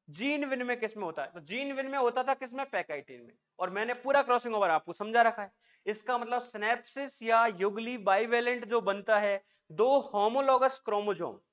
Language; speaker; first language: Hindi; native; Hindi